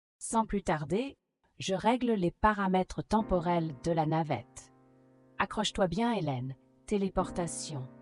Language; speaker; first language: French; native; French